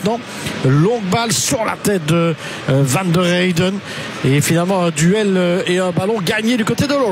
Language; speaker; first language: French; native; French